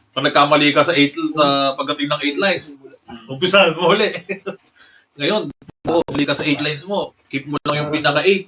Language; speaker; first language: Filipino; early bilingual, heritage; Filipino